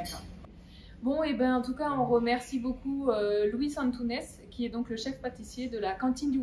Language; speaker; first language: French; native; French